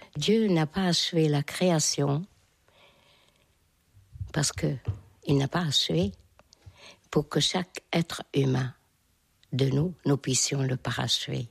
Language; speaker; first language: French; non-native, fluent; Hungarian